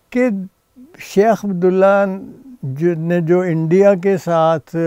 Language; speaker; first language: Hindi; native; Hindi